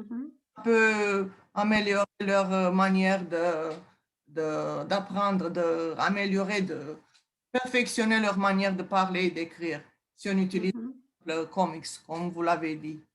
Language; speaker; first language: French; non-native, fluent; Romanian